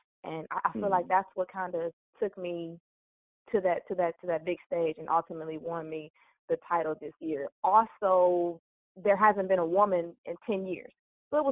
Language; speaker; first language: English; native; English